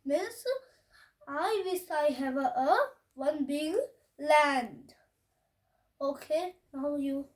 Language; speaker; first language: English; non-native, learner; Hindi